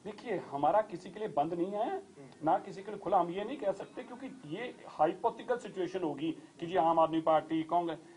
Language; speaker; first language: Hindi; non-native, local second language; Punjabi